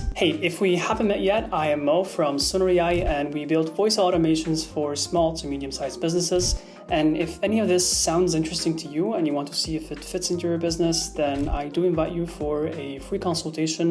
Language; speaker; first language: English; non-native, fluent; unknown